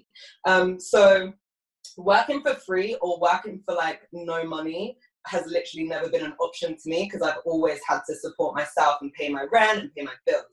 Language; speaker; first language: English; native; English